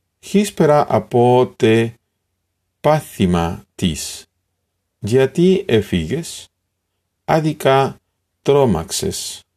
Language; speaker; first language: Greek; non-native, learner; Spanish